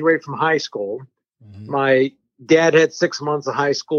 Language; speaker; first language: English; early bilingual, other home language; French